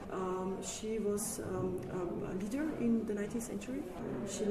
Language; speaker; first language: English; non-native, fluent; Slovenian